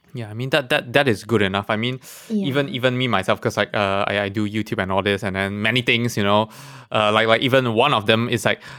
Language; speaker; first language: English; non-native, local second language; Chinese